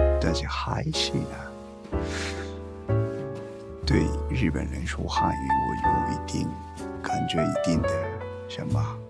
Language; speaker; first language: Chinese; non-native, learner; Japanese